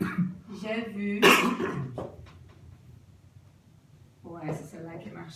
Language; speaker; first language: French; non-native, fluent; Portuguese